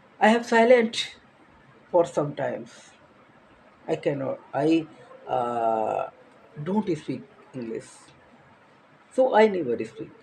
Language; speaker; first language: English; non-native, learner; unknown